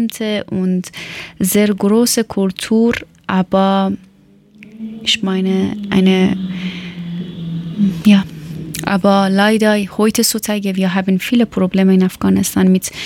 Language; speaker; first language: German; non-native, learner; Persian